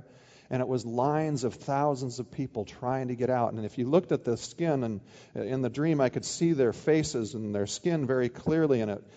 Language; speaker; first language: English; native; English